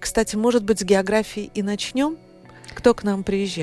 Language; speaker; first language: Russian; native; Russian